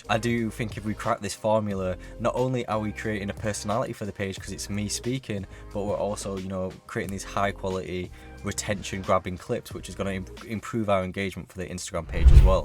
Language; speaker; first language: English; native; English